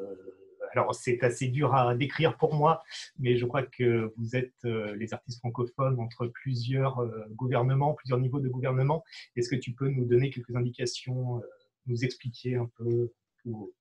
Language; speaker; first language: French; native; French